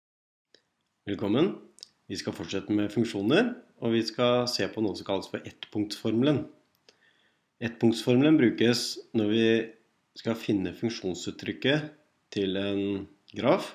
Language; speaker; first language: Norwegian; native; Norwegian